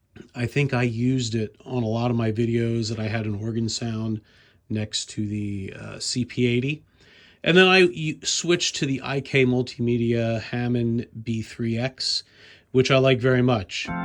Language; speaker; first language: English; native; English